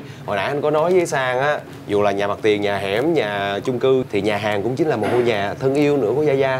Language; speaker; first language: Vietnamese; native; Vietnamese